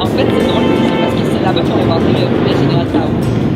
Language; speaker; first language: French; native; French